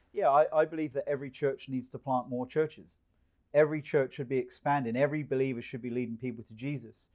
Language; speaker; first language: English; native; English